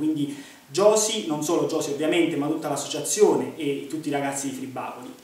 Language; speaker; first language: Italian; native; Italian